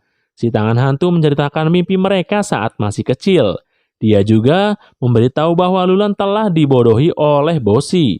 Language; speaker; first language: Indonesian; native; Indonesian